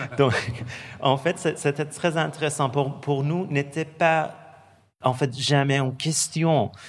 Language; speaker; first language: French; non-native, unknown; Persian